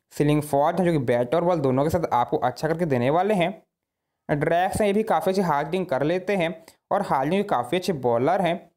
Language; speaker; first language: Hindi; native; Hindi